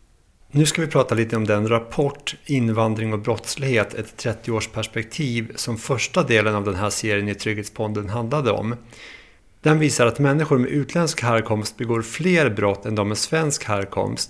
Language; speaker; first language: Swedish; native; Swedish